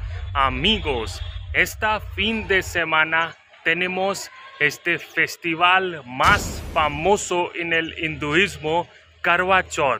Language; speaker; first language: Spanish; non-native, fluent; Hindi